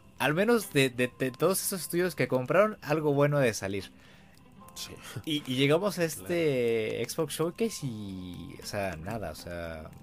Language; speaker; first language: Spanish; native; Spanish